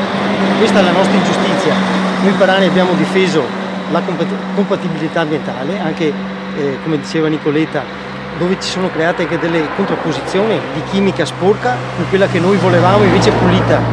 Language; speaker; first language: Italian; native; Italian